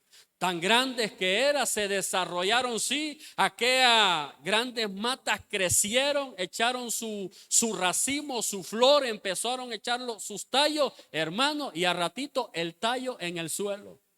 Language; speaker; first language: Spanish; native; Spanish